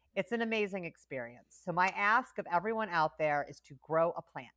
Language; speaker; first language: English; native; English